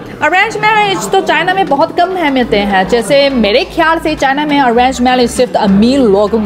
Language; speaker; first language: Hindi; non-native, fluent; Chinese